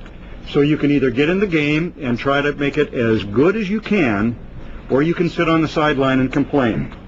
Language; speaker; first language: English; native; English